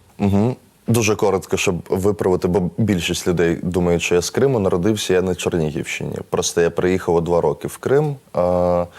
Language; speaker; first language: Ukrainian; non-native, local second language; Russian